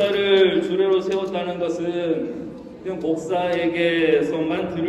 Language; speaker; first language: Korean; native; Korean